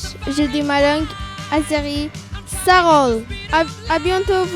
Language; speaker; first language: French; non-native, learner; Azerbaijani